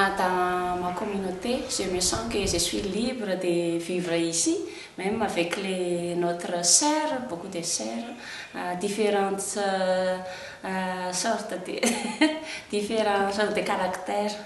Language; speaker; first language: French; non-native, local second language; Malagasy